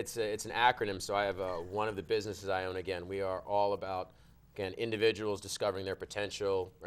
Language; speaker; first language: English; native; English